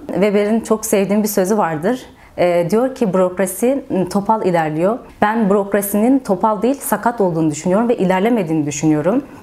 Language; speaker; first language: Turkish; native; Turkish